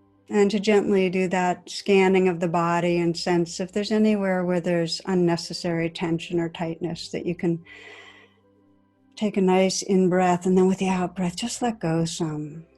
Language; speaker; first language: English; native; English